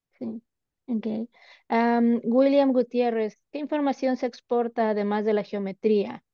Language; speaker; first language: Spanish; native; Spanish